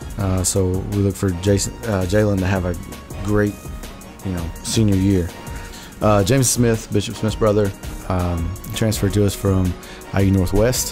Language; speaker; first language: English; native; English